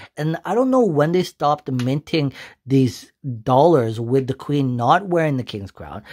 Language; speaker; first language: English; native; English